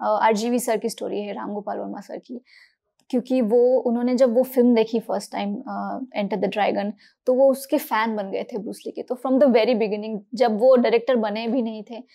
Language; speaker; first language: Hindi; non-native, local second language; Marathi